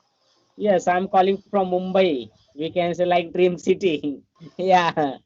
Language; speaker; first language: English; non-native, learner; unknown